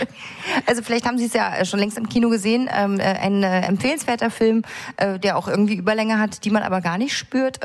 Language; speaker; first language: German; native; German